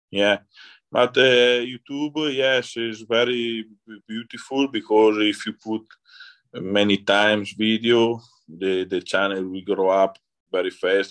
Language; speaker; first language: English; non-native, learner; Italian